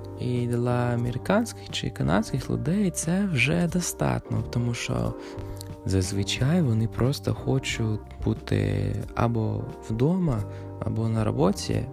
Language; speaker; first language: Ukrainian; non-native, fluent; English